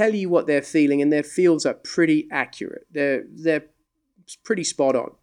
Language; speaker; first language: English; native; English